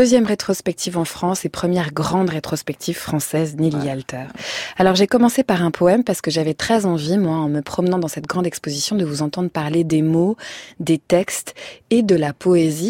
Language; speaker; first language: French; native; French